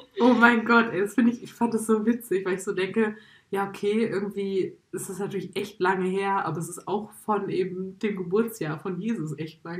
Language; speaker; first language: German; native; German